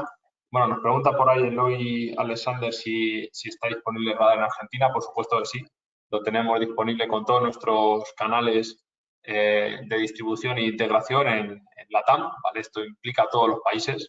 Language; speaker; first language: Spanish; native; Spanish